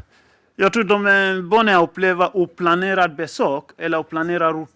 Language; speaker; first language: Swedish; non-native, fluent; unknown